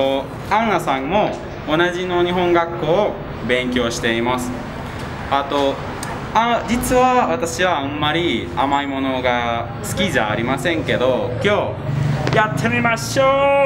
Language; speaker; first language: Japanese; non-native, learner; Spanish